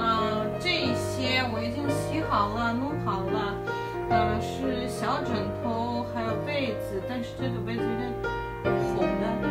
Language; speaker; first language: Chinese; non-native, fluent; Russian